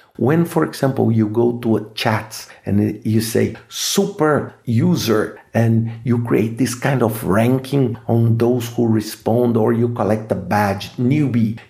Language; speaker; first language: English; non-native, fluent; Portuguese